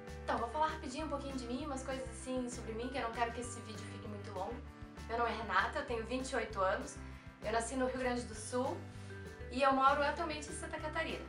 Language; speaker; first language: Portuguese; native; Portuguese